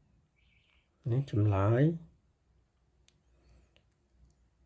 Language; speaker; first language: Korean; non-native, fluent; Khmer